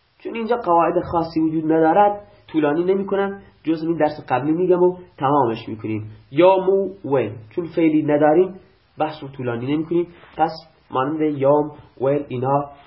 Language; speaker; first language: Persian; non-native, local second language; Baluchi